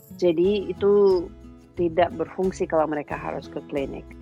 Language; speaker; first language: Indonesian; non-native, fluent; English